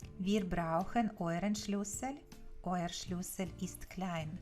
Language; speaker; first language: German; non-native, fluent; Ukrainian